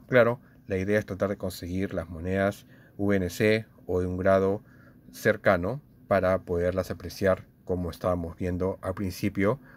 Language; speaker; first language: Spanish; native; Spanish